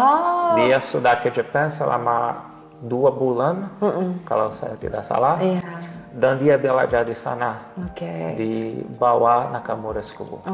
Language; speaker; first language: Indonesian; non-native, learner; Portuguese